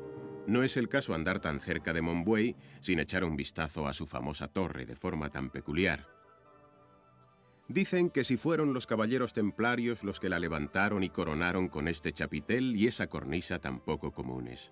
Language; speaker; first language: Spanish; native; Spanish